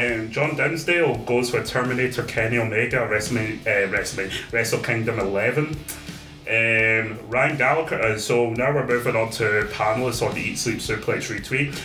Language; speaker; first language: English; native; English